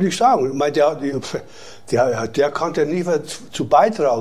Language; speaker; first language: German; native; German